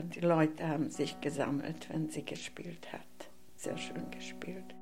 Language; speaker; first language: German; non-native, fluent; Hungarian